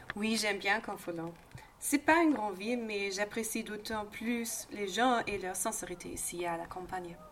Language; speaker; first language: French; non-native, fluent; German